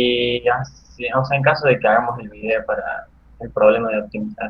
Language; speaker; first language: Spanish; native; Spanish